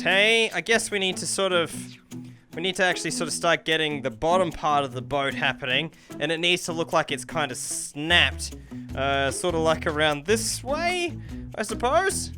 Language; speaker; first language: English; native; English